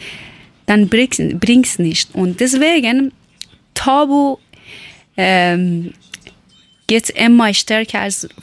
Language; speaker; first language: German; non-native, learner; Persian